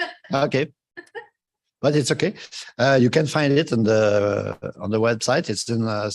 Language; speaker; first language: English; non-native, fluent; French